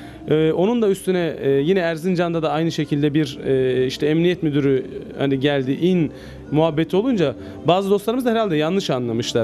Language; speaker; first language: Turkish; native; Turkish